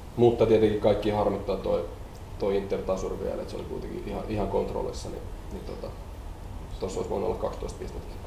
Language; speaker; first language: Finnish; native; Finnish